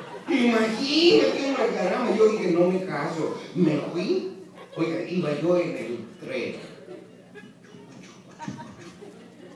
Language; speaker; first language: Spanish; native; Spanish